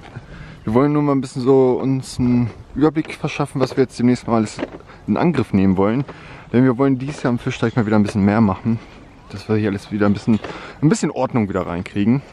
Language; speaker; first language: German; native; German